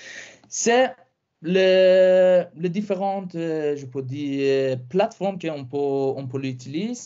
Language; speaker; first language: French; non-native, fluent; Persian